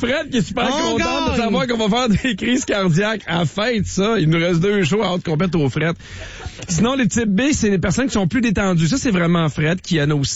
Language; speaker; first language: French; native; French